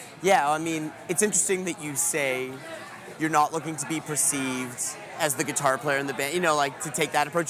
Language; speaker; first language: English; native; English